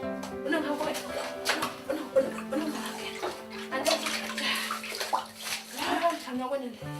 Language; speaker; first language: Korean; non-native, learner; Vietnamese